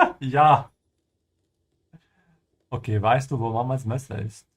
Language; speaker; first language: German; non-native, fluent; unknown